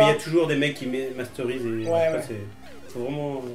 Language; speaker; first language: French; native; French